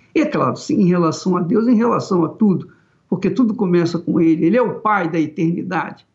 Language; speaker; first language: Portuguese; native; Portuguese